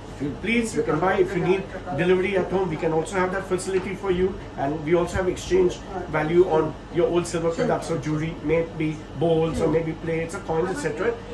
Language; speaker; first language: English; non-native, local second language; Bangla